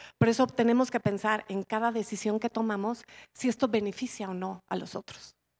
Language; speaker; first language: Spanish; native; Spanish